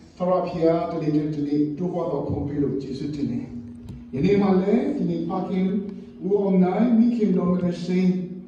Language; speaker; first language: Burmese; non-native, local second language; Tedim Chin